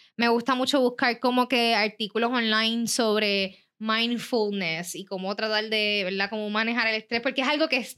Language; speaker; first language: Spanish; native; Spanish